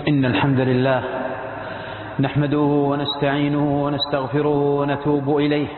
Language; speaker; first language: Arabic; native; Arabic